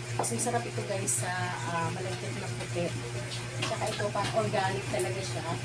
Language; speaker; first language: Filipino; non-native, local second language; Waray